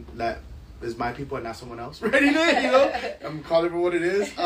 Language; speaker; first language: English; early bilingual, other home language; Spanish